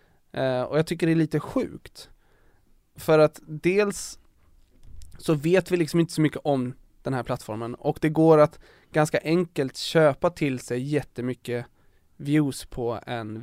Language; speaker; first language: Swedish; native; Swedish